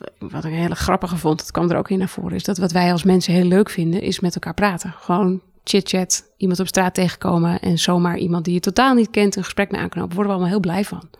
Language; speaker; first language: Dutch; native; Dutch